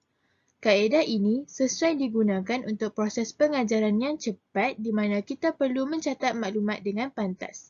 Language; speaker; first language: Malay; native; Malay